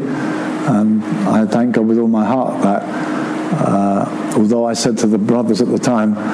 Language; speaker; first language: English; native; English